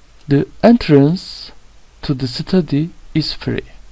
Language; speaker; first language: English; non-native, fluent; Turkish